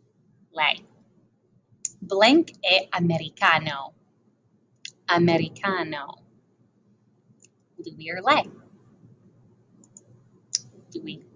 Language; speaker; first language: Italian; non-native, learner; English